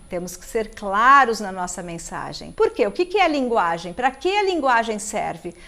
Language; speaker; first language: Portuguese; native; Portuguese